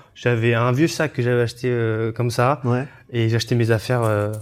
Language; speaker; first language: French; early bilingual, other home language; Chinese